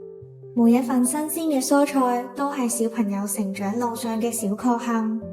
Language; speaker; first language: Cantonese; native; Cantonese